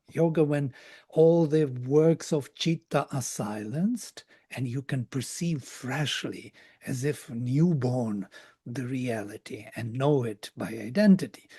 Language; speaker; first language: English; non-native, fluent; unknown